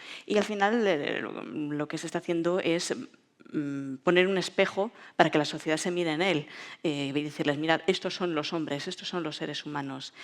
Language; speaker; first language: Spanish; native; Spanish